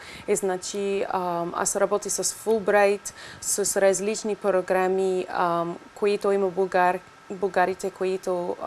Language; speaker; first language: Bulgarian; non-native, learner; English